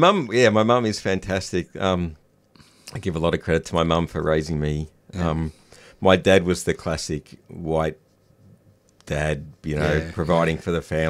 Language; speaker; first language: English; native; English